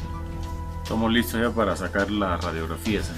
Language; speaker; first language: Spanish; native; Spanish